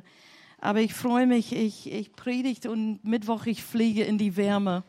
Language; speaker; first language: German; non-native, learner; English